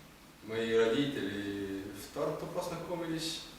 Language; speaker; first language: Russian; non-native, learner; Estonian